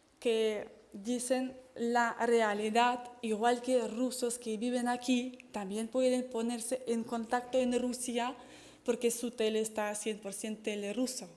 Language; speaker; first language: Spanish; non-native, fluent; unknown